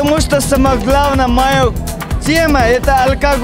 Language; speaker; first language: Russian; non-native, learner; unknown